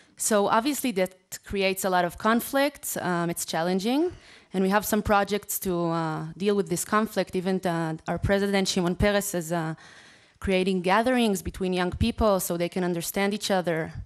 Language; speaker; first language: English; non-native, fluent; Hebrew